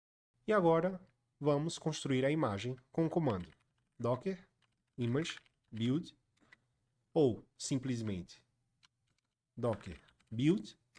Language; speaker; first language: Portuguese; native; Portuguese